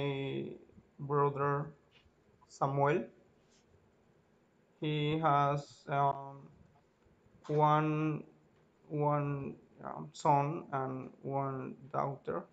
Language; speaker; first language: English; non-native, learner; Spanish